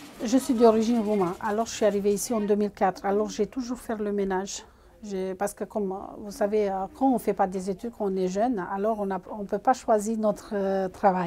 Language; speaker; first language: French; non-native, fluent; Romanian